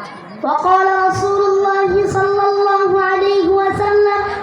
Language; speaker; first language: Arabic; non-native, learner; Bangla